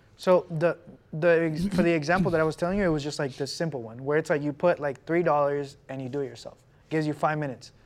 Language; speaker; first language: English; non-native, fluent; Spanish